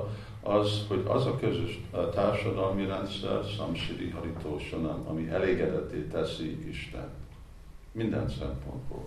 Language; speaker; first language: Hungarian; non-native, fluent; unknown